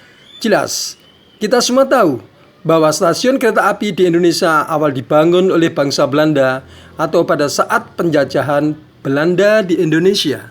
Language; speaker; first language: Indonesian; native; Indonesian